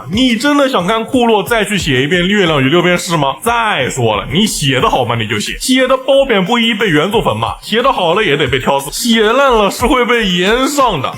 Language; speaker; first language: Chinese; native; Chinese